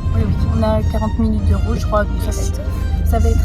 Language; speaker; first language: French; native; French